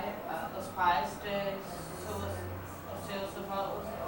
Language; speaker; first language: Portuguese; non-native, learner; English